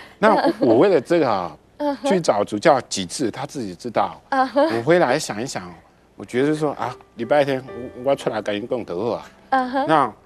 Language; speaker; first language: Chinese; non-native, fluent; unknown